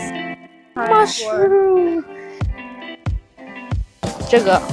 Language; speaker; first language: Chinese; non-native, learner; English